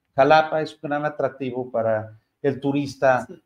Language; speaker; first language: Spanish; native; Spanish